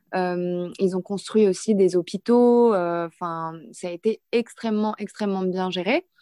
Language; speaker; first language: French; native; French